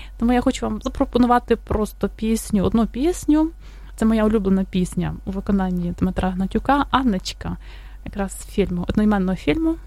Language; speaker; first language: Ukrainian; native; Ukrainian